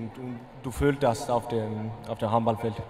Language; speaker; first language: German; non-native, learner; Icelandic